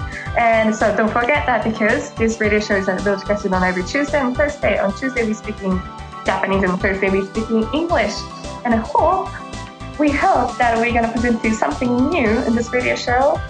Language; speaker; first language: English; non-native, fluent; Japanese